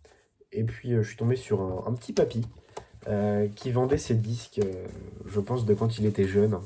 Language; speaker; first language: French; native; French